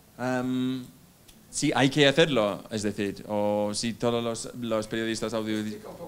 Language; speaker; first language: Spanish; non-native, fluent; English